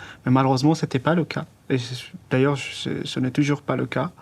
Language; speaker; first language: French; non-native, fluent; Persian